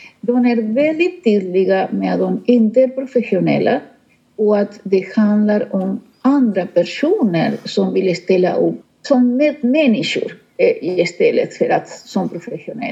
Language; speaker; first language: Swedish; non-native, fluent; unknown